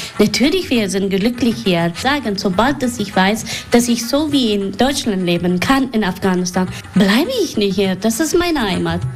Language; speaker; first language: German; non-native, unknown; Persian